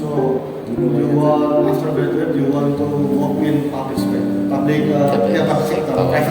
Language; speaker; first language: English; non-native, learner; Indonesian